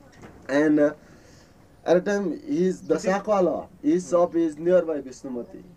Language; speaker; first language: English; non-native, learner; Newari